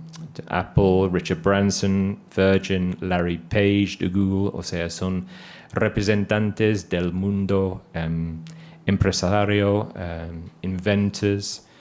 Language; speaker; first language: Spanish; non-native, fluent; English